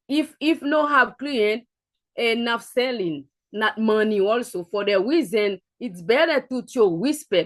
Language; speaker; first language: English; non-native, learner; Haitian Creole